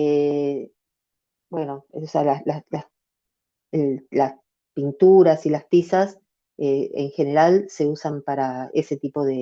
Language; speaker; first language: Spanish; native; Spanish